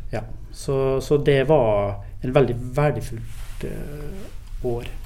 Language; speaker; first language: Norwegian; early bilingual, other home language; English